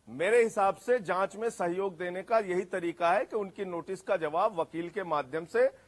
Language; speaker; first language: Hindi; native; Hindi